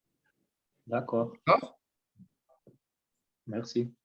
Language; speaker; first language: French; non-native, learner; Portuguese